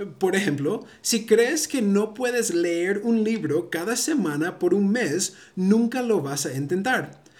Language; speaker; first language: Spanish; early bilingual, heritage; Spanish